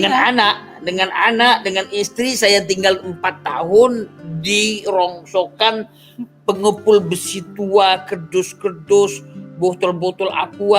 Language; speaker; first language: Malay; non-native, local second language; Achinese